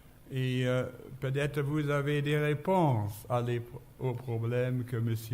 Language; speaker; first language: French; non-native, fluent; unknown